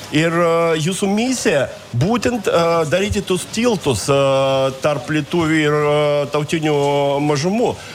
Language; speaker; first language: Lithuanian; non-native, fluent; Russian